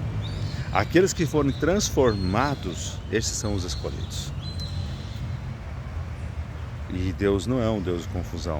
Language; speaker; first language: Portuguese; native; Portuguese